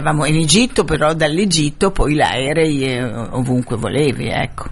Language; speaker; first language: Italian; non-native, fluent; Arabic